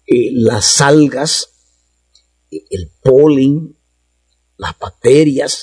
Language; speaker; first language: Spanish; native; Spanish